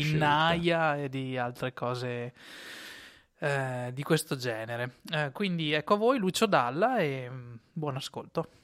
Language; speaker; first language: Italian; native; Italian